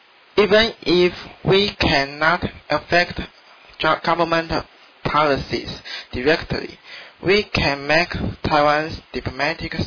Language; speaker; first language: English; non-native, learner; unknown